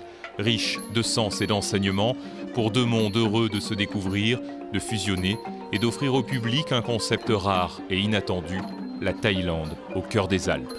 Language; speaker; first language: French; native; French